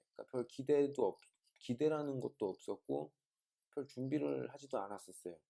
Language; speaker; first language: Korean; native; Korean